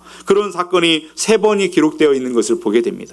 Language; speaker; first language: Korean; native; Korean